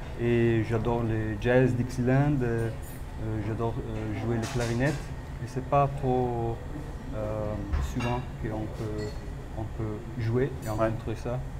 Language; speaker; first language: French; non-native, fluent; Italian